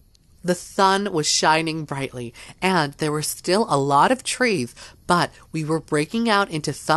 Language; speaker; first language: English; native; English